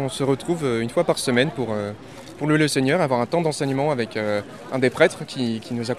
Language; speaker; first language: French; native; French